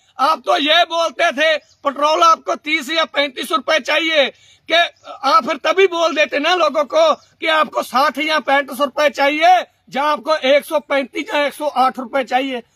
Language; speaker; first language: Hindi; non-native, local second language; Punjabi